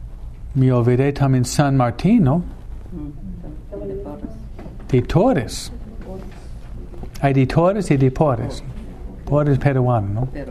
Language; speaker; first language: Spanish; non-native, fluent; English